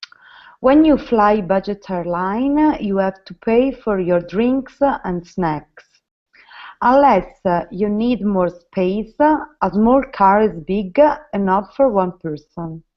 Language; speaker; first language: English; non-native, learner; Italian